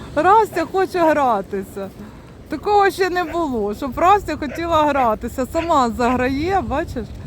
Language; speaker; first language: Ukrainian; native; Ukrainian